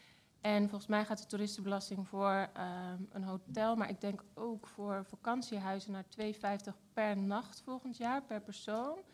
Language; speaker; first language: Dutch; native; Dutch